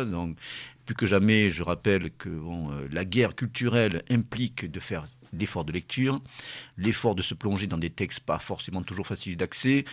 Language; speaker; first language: French; native; French